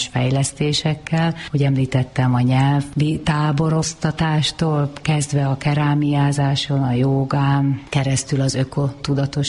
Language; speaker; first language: Hungarian; native; Hungarian